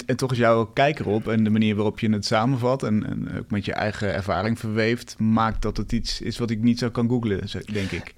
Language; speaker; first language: Dutch; native; Dutch